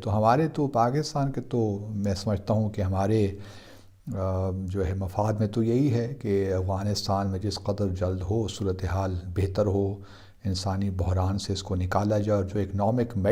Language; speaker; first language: Urdu; native; Urdu